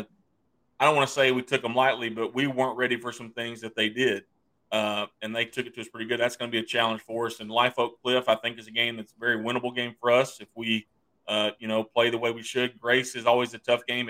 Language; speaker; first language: English; native; English